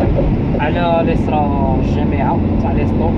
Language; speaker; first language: Arabic; native; Arabic